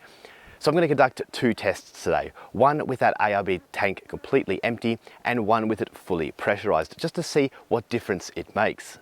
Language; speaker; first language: English; native; English